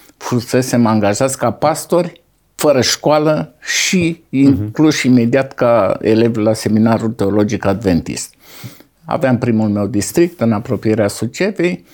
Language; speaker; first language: Romanian; native; Romanian